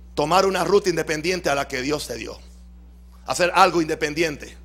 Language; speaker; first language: Spanish; native; Spanish